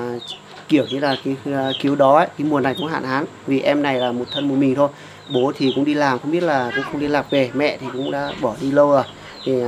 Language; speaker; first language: Vietnamese; native; Vietnamese